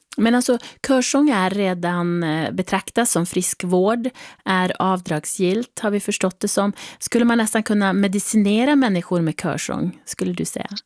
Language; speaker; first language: Swedish; native; Swedish